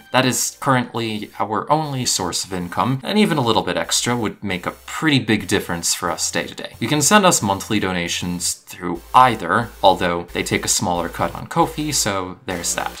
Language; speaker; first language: English; native; English